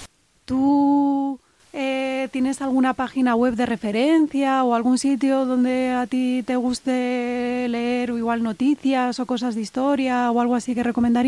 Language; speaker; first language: Spanish; native; Spanish